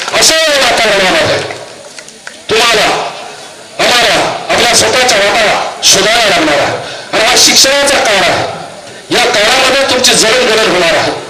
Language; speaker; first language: Marathi; non-native, local second language; Urdu